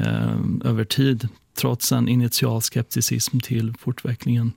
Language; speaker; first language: Swedish; native; Swedish